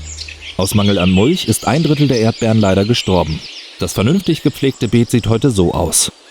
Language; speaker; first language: German; native; German